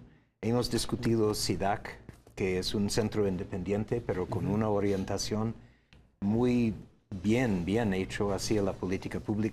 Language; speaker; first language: Spanish; non-native, fluent; English